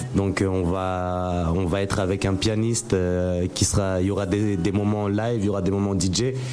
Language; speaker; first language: French; native; French